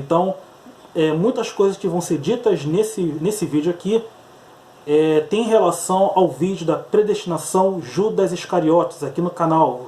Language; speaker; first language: Portuguese; native; Portuguese